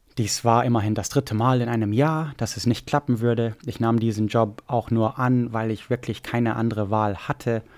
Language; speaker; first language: German; non-native, fluent; English